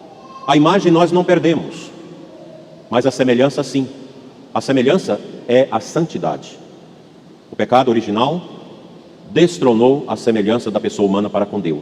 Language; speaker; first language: Portuguese; native; Portuguese